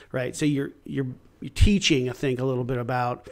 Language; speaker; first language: English; native; English